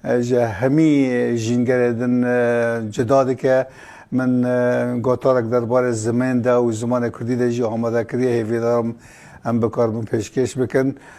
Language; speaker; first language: Kurdish; native; Kurdish